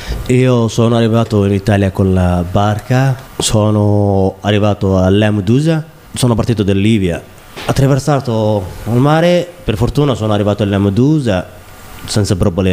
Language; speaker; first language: Italian; non-native, learner; Somali